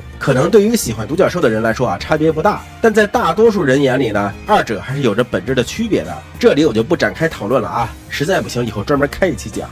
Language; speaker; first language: Chinese; native; Chinese